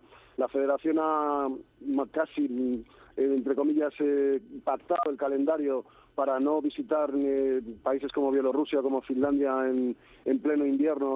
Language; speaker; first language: Spanish; native; Spanish